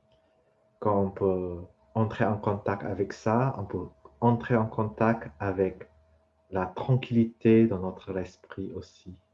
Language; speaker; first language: French; non-native, fluent; Vietnamese